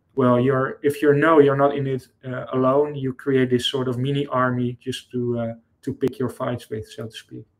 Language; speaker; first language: English; non-native, fluent; Dutch